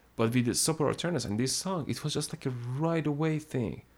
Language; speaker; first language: English; non-native, fluent; Persian